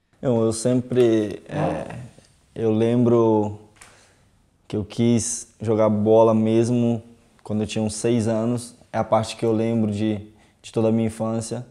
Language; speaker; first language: Portuguese; native; Portuguese